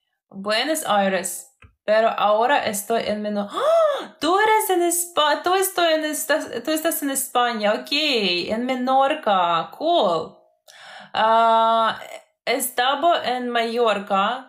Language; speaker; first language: Spanish; non-native, learner; Ukrainian